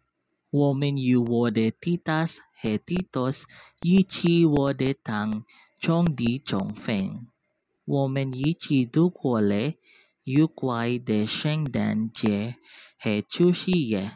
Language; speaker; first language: Chinese; non-native, learner; Filipino